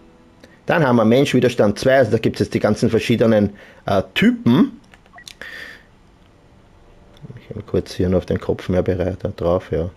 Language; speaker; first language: German; native; German